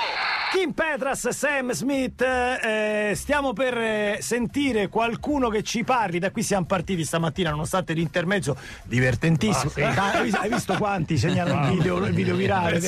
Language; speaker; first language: Italian; native; Italian